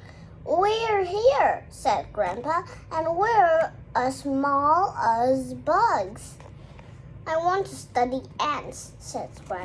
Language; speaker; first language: English; non-native, learner; Vietnamese